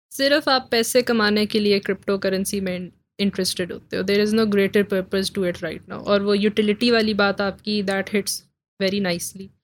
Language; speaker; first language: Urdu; native; Urdu